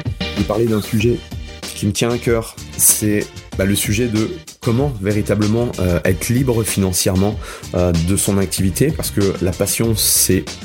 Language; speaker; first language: French; native; French